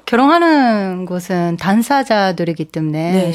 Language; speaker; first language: Korean; non-native, fluent; Japanese